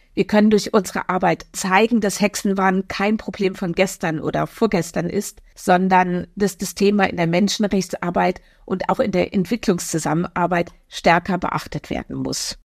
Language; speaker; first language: German; native; German